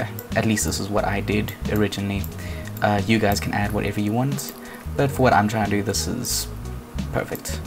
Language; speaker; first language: English; native; English